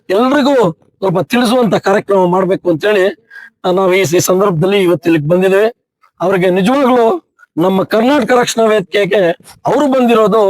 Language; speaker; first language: Kannada; native; Kannada